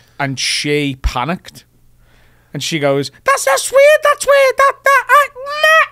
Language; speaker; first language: English; native; English